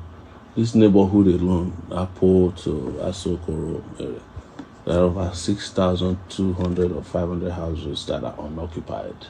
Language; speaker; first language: English; non-native, local second language; Yoruba